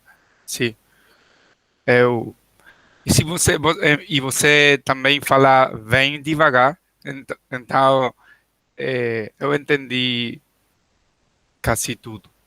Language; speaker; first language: Portuguese; non-native, learner; Spanish